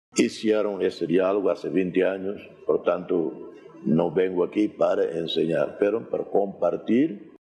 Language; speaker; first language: Spanish; non-native, fluent; Portuguese